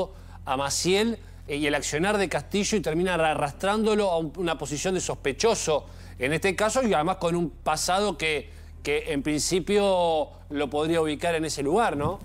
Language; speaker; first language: Spanish; native; Spanish